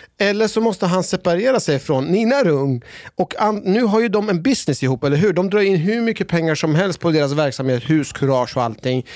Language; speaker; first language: Swedish; early bilingual, other home language; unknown